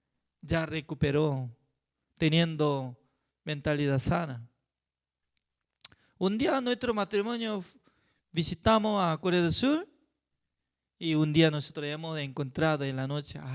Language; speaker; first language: Spanish; non-native, fluent; Korean